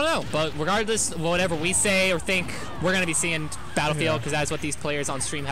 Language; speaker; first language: English; native; English